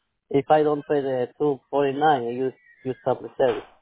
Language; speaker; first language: English; non-native, learner; Spanish